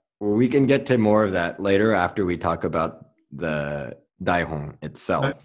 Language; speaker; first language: English; native; English